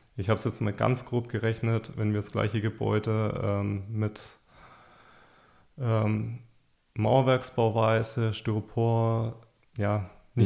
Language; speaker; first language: German; native; German